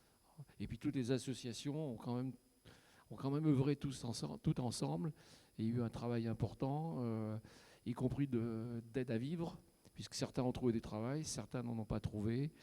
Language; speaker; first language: French; native; French